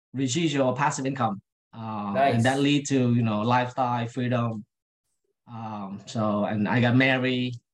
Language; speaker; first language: English; non-native, fluent; Vietnamese